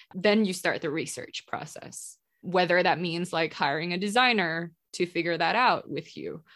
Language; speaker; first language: English; non-native, local second language; Indonesian